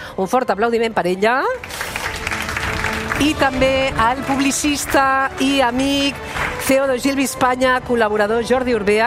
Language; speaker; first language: Catalan; native; Catalan